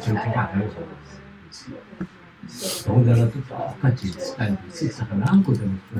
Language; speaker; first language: Korean; native; Korean